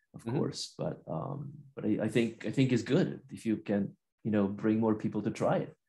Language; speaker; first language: English; non-native, fluent; Italian